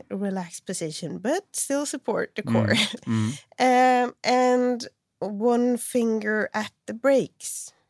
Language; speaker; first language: English; non-native, fluent; Swedish